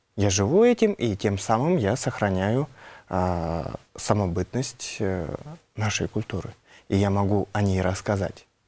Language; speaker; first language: Russian; non-native, local second language; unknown